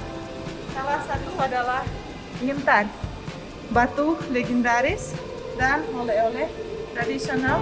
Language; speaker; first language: Indonesian; non-native, fluent; Russian